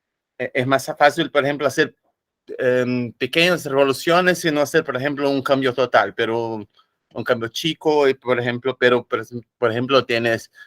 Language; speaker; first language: Spanish; non-native, fluent; Portuguese